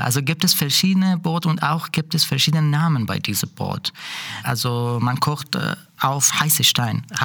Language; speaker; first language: German; non-native, learner; Persian